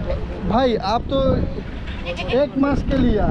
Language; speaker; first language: Hindi; non-native, learner; Bangla